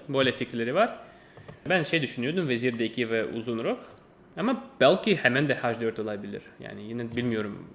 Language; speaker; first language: Turkish; non-native, fluent; Russian